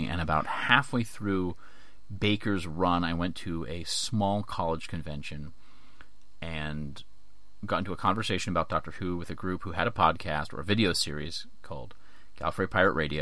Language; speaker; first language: English; native; English